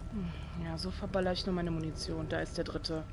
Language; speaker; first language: German; native; German